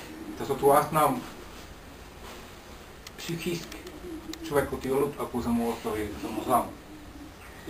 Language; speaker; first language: Bulgarian; non-native, learner; Finnish